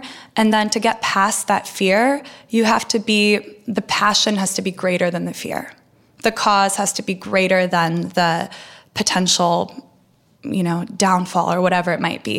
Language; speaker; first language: English; early bilingual, other home language; Russian